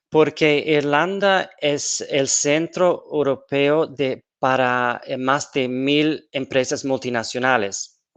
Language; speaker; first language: Spanish; non-native, fluent; English